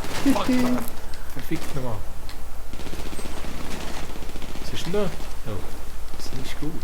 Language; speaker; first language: German; native; German